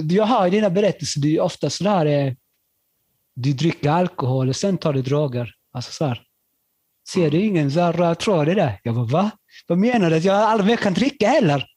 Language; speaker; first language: Swedish; early bilingual, other home language; Spanish